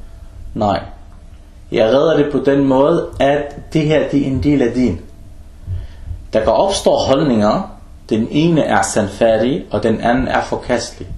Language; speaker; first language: Danish; non-native, fluent; Arabic